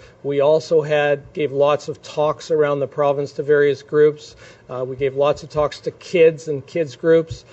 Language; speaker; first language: English; native; English